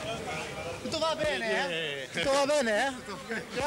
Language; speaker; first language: Italian; non-native, learner; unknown